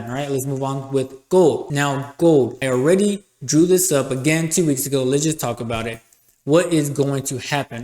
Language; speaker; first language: English; native; English